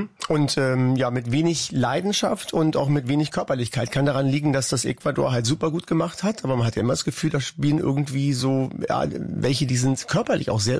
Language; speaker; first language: German; native; German